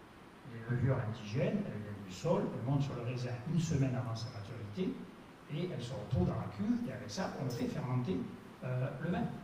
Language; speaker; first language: French; native; French